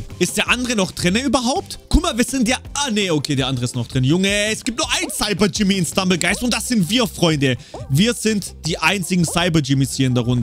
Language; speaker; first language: German; native; German